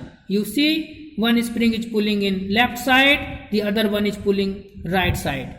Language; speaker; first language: English; non-native, local second language; Hindi